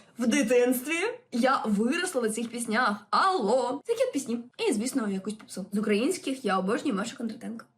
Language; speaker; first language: Ukrainian; non-native, local second language; Russian